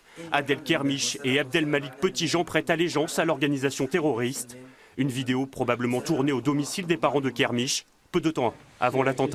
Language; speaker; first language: French; native; French